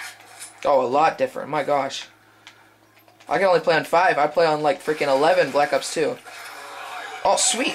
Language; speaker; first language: English; native; English